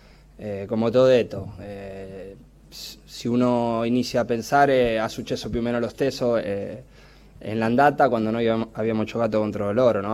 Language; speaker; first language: Italian; non-native, fluent; Spanish